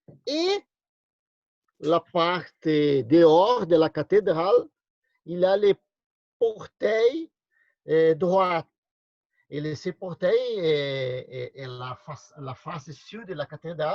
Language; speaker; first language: French; non-native, learner; Portuguese